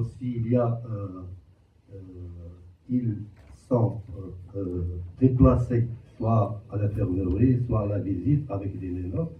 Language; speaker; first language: French; non-native, local second language; Arabic